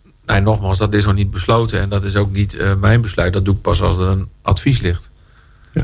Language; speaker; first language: Dutch; native; Dutch